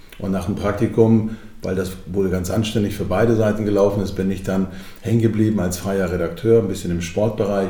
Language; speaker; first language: German; early bilingual, other home language; Croatian